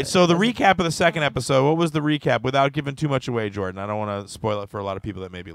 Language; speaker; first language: English; native; English